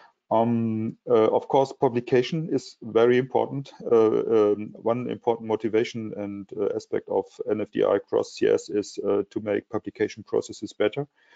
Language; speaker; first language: English; non-native, fluent; German